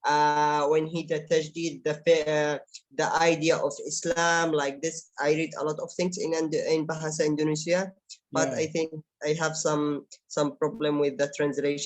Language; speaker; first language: English; non-native, learner; Arabic